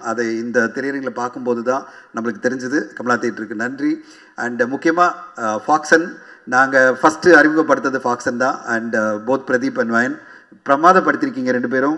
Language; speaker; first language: Tamil; native; Tamil